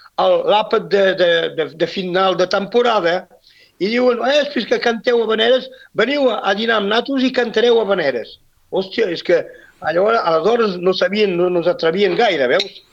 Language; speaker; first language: Catalan; non-native, local second language; French